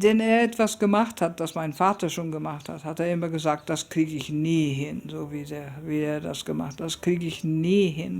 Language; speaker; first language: German; early bilingual, heritage; German